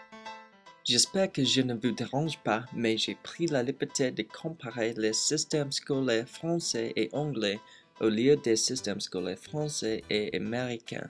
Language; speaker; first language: French; non-native, learner; English